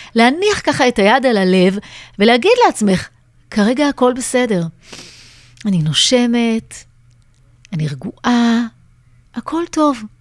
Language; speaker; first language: Hebrew; native; Hebrew